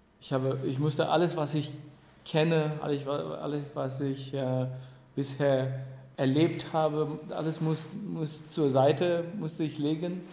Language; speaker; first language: German; non-native, fluent; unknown